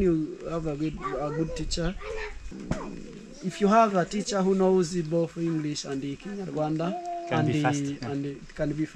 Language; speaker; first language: English; non-native, local second language; Kinyarwanda